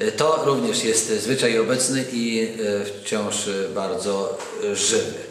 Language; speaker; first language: Polish; non-native, local second language; Kashubian